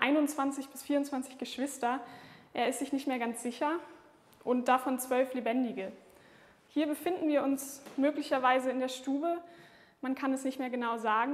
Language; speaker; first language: German; native; German